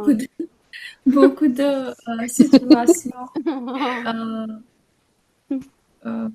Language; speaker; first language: French; non-native, learner; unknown